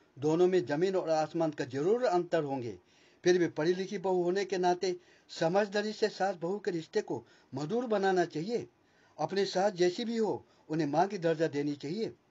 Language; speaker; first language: Hindi; non-native, local second language; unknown